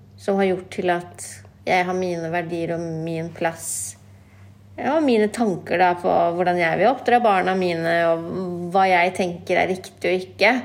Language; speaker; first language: Norwegian; non-native, local second language; Kurdish